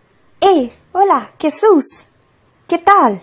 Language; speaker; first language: Spanish; non-native, learner; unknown